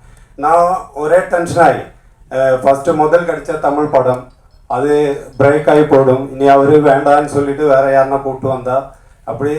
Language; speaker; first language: Tamil; non-native, learner; Malayalam